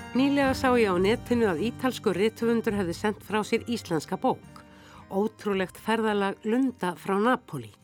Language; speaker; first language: Icelandic; native; Icelandic